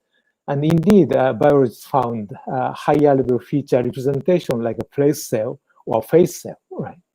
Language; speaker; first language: English; non-native, fluent; Japanese